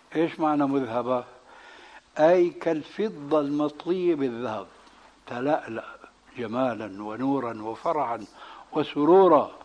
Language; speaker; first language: Arabic; early bilingual, other home language; Albanian